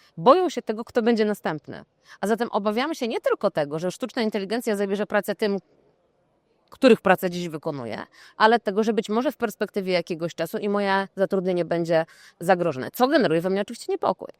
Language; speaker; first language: Polish; native; Polish